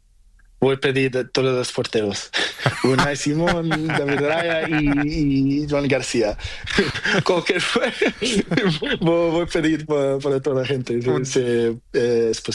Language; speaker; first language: Spanish; non-native, learner; Portuguese